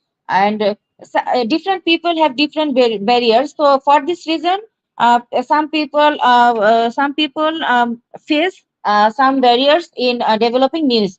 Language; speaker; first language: English; non-native, learner; Bangla